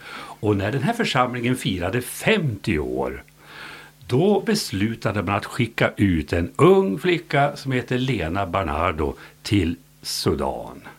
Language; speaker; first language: Swedish; native; Swedish